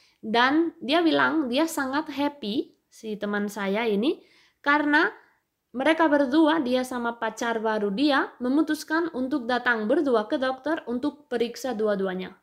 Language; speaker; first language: Indonesian; non-native, fluent; Spanish